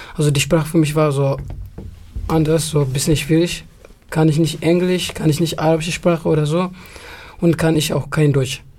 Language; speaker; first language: German; non-native, learner; Tigrinya